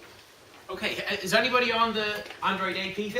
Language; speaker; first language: English; native; English